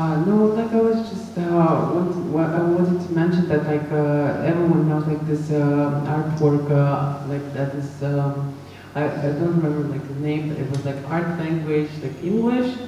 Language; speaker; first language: English; non-native, fluent; Russian